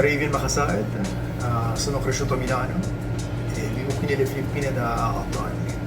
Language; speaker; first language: Italian; early bilingual, other home language; Filipino